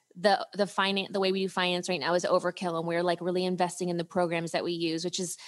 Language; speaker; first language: English; native; English